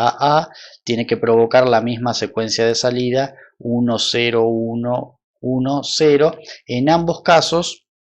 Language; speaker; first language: Spanish; native; Spanish